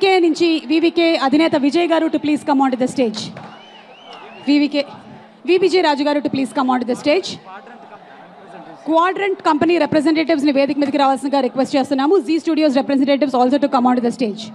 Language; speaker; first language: Telugu; native; Telugu